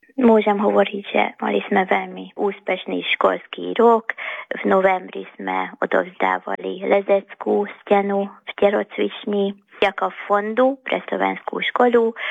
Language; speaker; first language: Slovak; early bilingual, heritage; Slovak